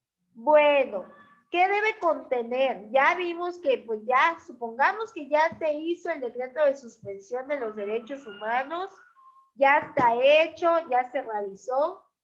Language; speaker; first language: Spanish; native; Spanish